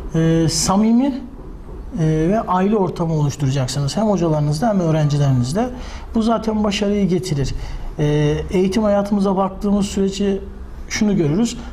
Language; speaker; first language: Turkish; native; Turkish